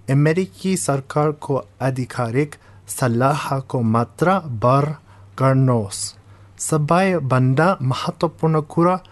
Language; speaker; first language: Nepali; non-native, fluent; English